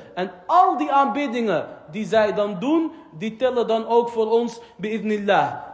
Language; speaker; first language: Dutch; early bilingual, other home language; Arabic